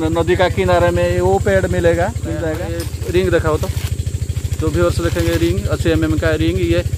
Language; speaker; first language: Hindi; non-native, local second language; Odia